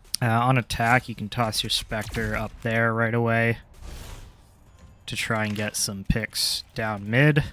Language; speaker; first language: English; native; English